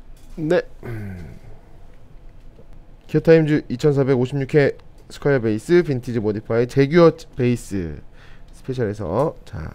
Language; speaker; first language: Korean; native; Korean